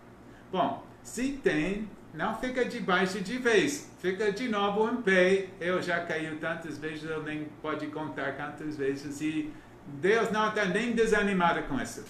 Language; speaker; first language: Portuguese; non-native, learner; English